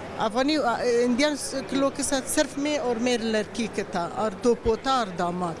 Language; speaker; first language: Hindi; non-native, learner; Persian